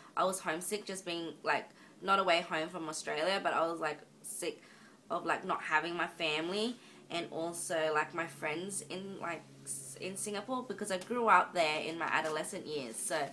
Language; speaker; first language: English; native; English